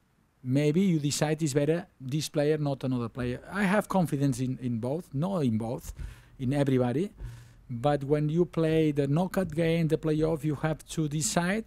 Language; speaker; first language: English; non-native, learner; Spanish